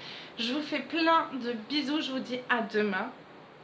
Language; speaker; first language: French; native; French